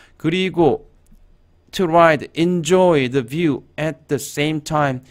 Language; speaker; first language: English; non-native, fluent; Korean